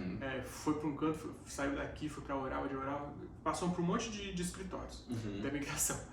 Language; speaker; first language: Portuguese; native; Portuguese